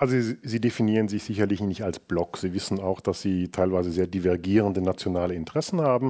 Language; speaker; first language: German; native; German